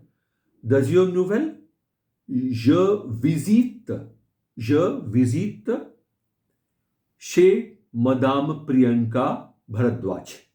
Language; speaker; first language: French; non-native, fluent; Hindi